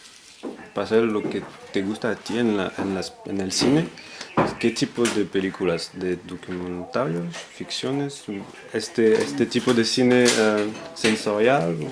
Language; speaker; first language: Spanish; non-native, fluent; French